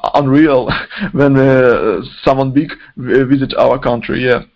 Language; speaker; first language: English; non-native, fluent; Ukrainian